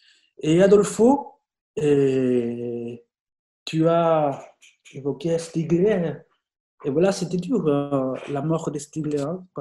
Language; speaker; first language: French; non-native, fluent; Spanish